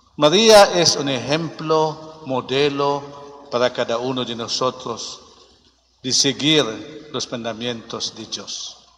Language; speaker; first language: Spanish; non-native, fluent; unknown